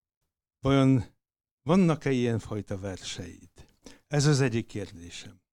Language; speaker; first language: Hungarian; non-native, fluent; Polish